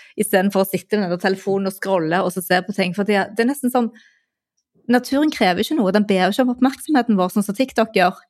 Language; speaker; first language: Norwegian; native; Norwegian